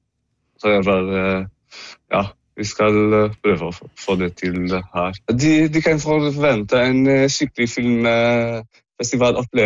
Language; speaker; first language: Norwegian; non-native, fluent; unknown